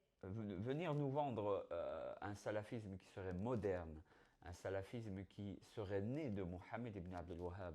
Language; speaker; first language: French; native; French